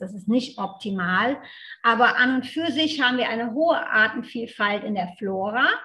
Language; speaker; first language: German; native; German